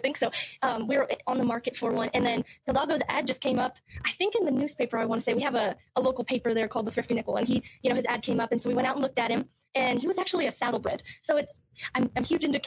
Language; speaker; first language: English; native; English